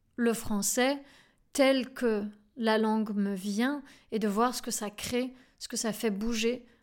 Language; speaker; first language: French; native; French